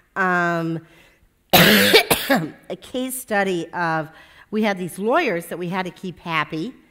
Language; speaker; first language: English; native; English